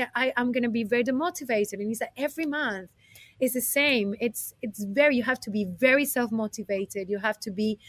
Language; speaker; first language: English; non-native, fluent; Spanish